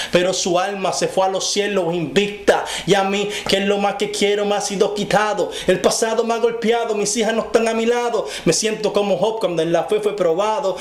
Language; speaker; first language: Spanish; native; Spanish